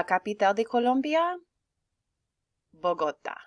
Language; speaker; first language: Spanish; non-native, fluent; English